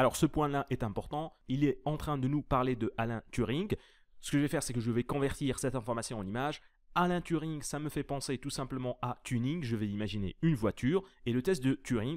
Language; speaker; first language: French; native; French